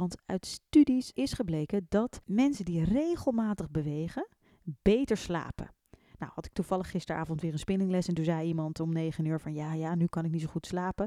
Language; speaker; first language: Dutch; native; Dutch